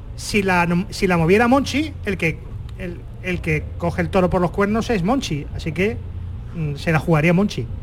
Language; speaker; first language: Spanish; native; Spanish